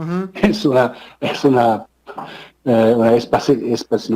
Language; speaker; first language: Spanish; non-native, fluent; German